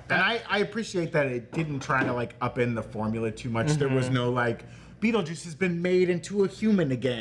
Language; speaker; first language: English; native; English